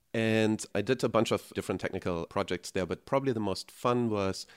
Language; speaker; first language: English; non-native, fluent; German